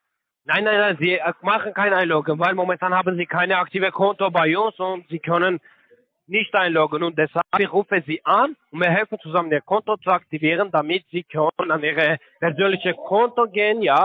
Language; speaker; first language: German; non-native, learner; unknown